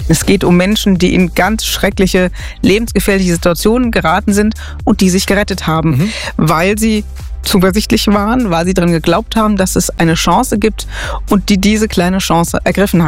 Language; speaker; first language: German; native; German